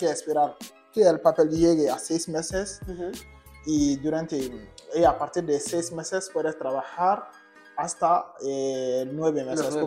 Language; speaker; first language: Spanish; non-native, learner; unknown